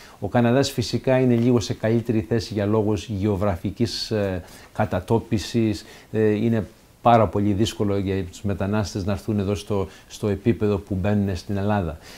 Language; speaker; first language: Greek; early bilingual, heritage; Greek